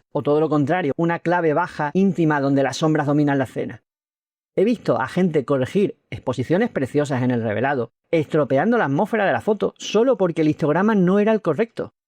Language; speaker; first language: Spanish; native; Spanish